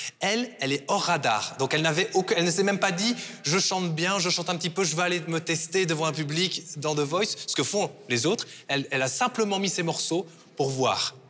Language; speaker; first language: French; native; French